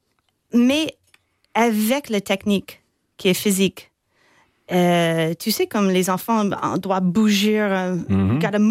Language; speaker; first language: French; non-native, fluent; English